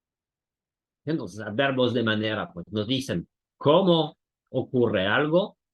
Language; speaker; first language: Spanish; non-native, fluent; French